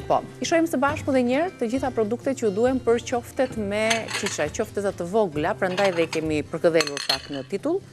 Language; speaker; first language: Albanian; native; Albanian